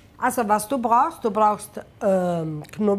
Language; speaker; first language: German; non-native, fluent; Italian